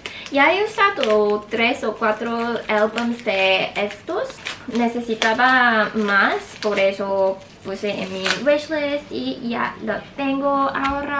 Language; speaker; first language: Spanish; non-native, learner; Korean